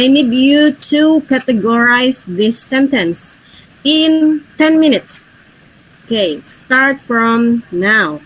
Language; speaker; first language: English; non-native, fluent; Indonesian